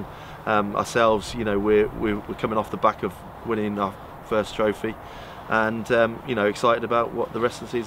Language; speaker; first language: English; native; English